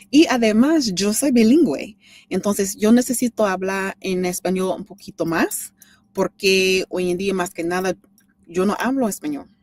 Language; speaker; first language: Spanish; non-native, learner; English